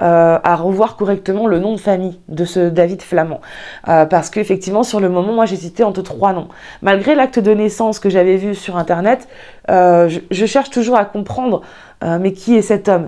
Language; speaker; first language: French; native; French